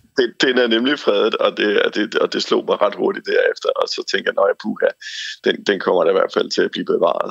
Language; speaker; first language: Danish; native; Danish